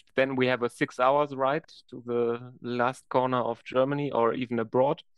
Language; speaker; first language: English; non-native, fluent; German